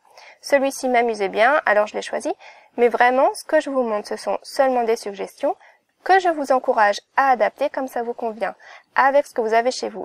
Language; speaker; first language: French; native; French